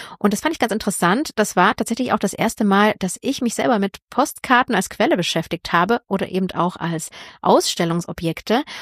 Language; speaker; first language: German; native; German